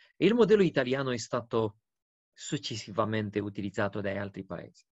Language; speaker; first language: Italian; non-native, fluent; Romanian